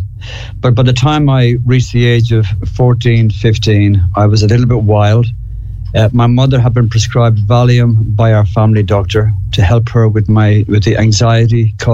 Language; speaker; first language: English; native; English